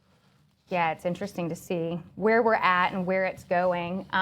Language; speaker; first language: English; native; English